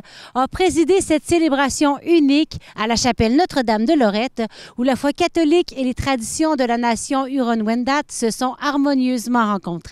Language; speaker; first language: French; native; French